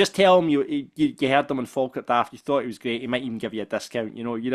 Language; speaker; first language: English; native; English